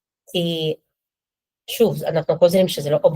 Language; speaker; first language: Hebrew; non-native, fluent; Russian